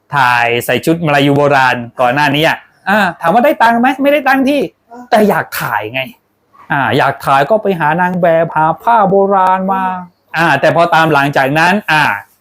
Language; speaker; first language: Thai; non-native, local second language; Pattani Malay